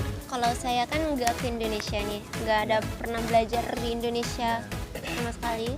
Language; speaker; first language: Indonesian; early bilingual, heritage; Indonesian